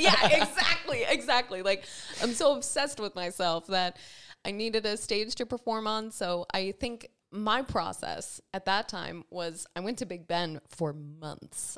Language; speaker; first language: English; native; English